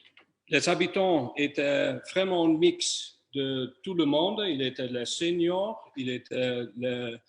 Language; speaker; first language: French; non-native, fluent; Dutch